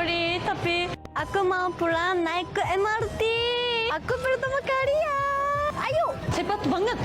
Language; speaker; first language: Indonesian; non-native, learner; Japanese